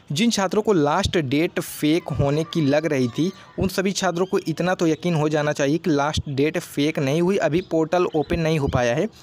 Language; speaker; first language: Hindi; native; Hindi